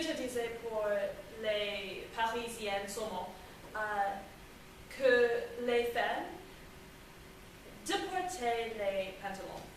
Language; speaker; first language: French; non-native, learner; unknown